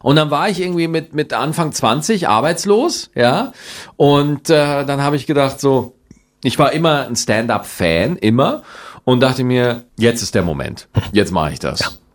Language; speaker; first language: German; native; German